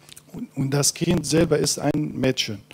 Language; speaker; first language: German; non-native, fluent; Kurdish